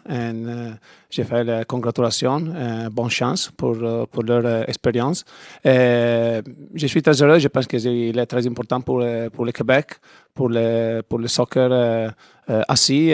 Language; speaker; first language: French; non-native, learner; Italian